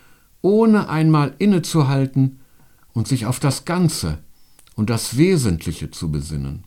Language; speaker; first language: German; native; German